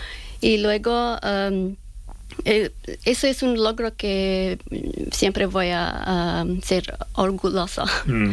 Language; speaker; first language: Spanish; non-native, fluent; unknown